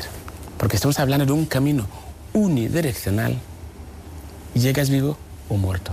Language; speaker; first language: Spanish; non-native, fluent; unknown